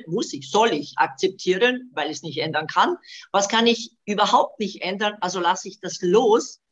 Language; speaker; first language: German; non-native, fluent; Bosnian